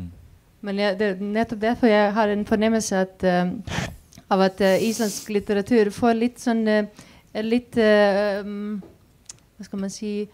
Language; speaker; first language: Swedish; non-native, fluent; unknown